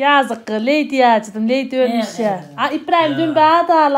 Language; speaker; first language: Turkish; native; Turkish